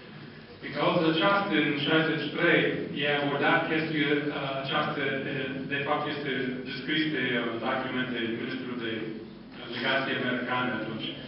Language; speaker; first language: Romanian; non-native, fluent; English